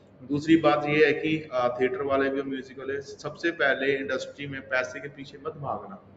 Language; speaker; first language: Hindi; non-native, local second language; Punjabi